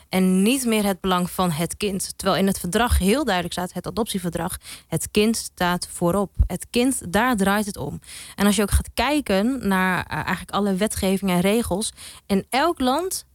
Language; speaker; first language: Dutch; native; Dutch